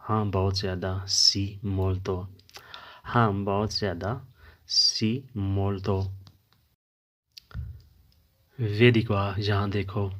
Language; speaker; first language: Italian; non-native, learner; Urdu